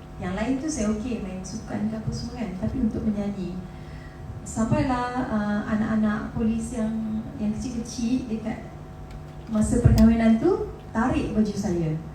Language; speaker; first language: Malay; native; Malay